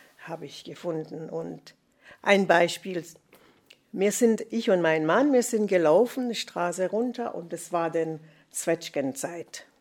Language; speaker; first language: German; non-native, fluent; English